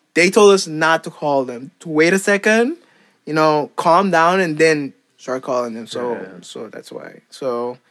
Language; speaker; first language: English; non-native, fluent; Papiamento